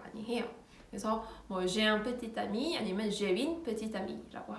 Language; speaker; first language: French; non-native, fluent; Korean